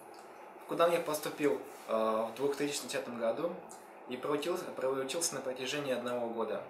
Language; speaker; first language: Russian; native; Russian